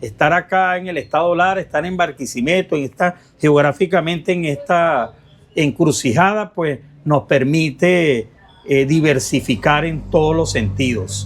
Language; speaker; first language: Spanish; native; Spanish